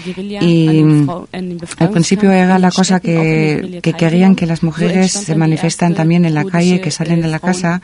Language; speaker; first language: Spanish; non-native, fluent; German